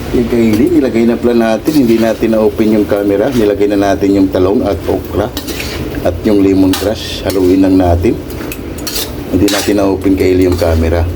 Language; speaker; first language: Filipino; non-native, local second language; Cebuano